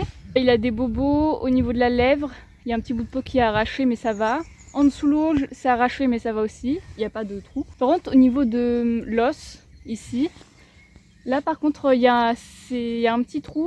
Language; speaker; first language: French; native; French